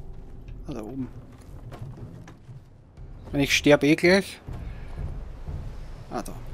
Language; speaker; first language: German; native; German